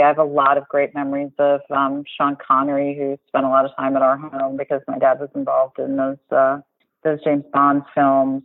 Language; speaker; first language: English; native; English